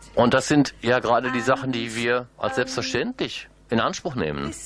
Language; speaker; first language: German; non-native, fluent; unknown